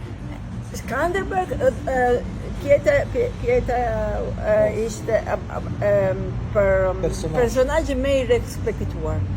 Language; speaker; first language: Albanian; non-native, learner; Italian